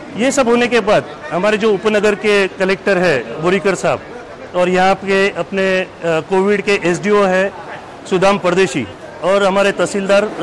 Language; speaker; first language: Hindi; non-native, local second language; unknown